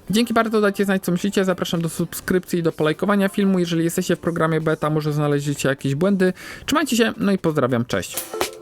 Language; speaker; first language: Polish; native; Polish